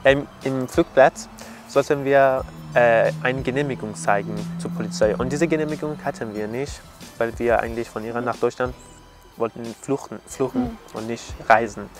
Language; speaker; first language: German; non-native, learner; Persian